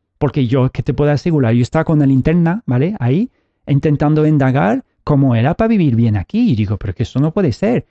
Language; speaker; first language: Spanish; early bilingual, heritage; Spanish